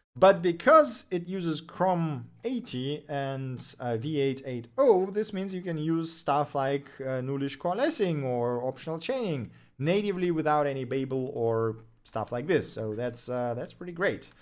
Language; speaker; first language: English; non-native, fluent; Russian